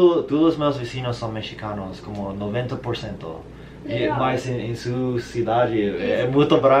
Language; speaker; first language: Portuguese; non-native, learner; English